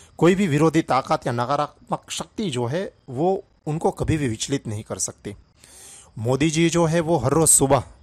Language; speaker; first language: Hindi; non-native, local second language; Gujarati